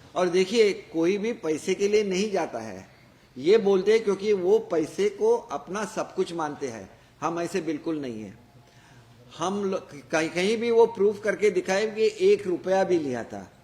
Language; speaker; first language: Hindi; non-native, local second language; Marathi